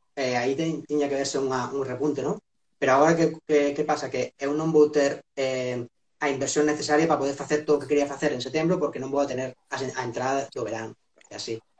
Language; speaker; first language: Galician; non-native, local second language; Spanish